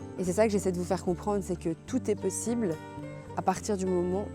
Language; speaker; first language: French; native; French